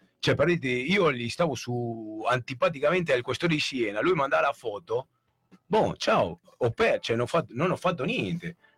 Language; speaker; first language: Italian; native; Italian